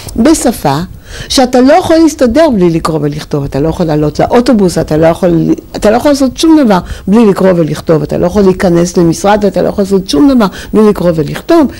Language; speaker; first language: Hebrew; native; Hebrew